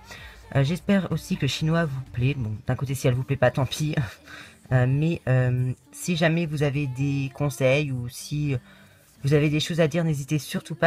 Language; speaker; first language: French; native; French